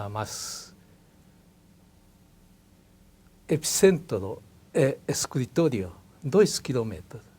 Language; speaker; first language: Portuguese; non-native, learner; Japanese